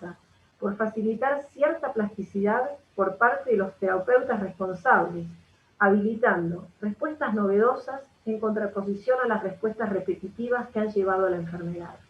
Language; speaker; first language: Spanish; native; Spanish